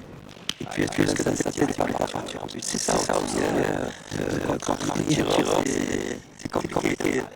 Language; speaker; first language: French; native; French